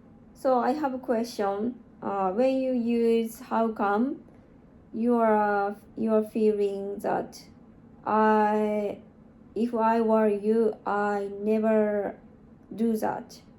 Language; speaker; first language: English; non-native, learner; Japanese